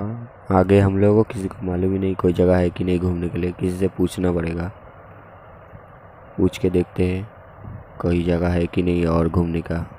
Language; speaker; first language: Hindi; non-native, local second language; Bangla